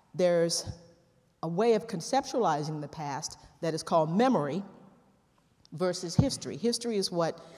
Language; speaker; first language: English; native; English